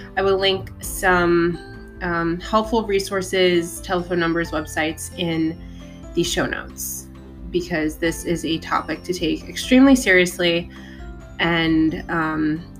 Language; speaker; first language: English; native; English